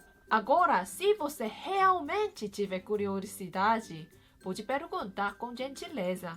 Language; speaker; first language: Portuguese; non-native, fluent; Korean